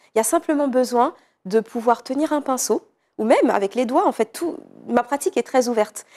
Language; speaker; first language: French; native; French